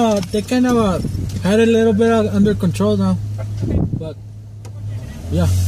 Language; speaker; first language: English; early bilingual, other home language; Spanish